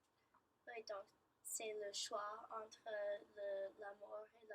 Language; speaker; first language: French; non-native, learner; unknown